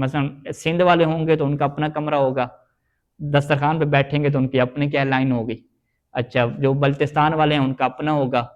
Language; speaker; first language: Urdu; native; Urdu